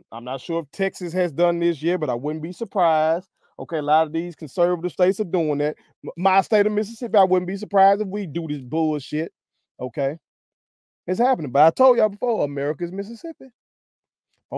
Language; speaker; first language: English; native; English